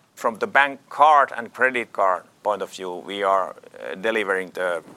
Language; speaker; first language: English; non-native, fluent; Finnish